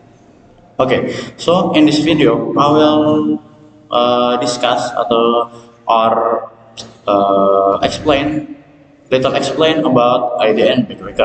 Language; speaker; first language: English; non-native, learner; Indonesian